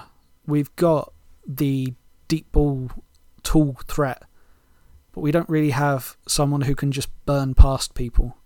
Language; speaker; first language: English; native; English